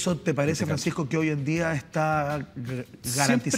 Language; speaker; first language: Spanish; native; Spanish